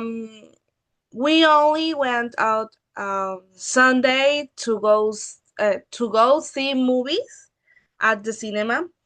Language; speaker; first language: English; non-native, learner; Spanish